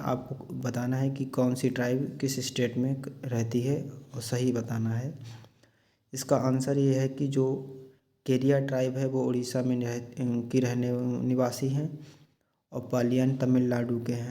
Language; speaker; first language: Hindi; native; Hindi